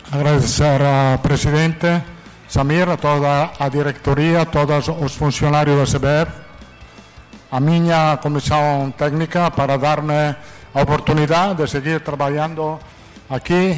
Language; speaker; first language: Portuguese; non-native, fluent; Italian